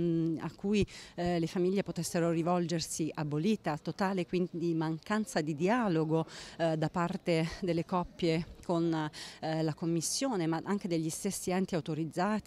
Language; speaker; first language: Italian; native; Italian